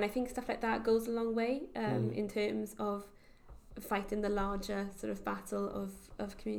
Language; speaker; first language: English; native; English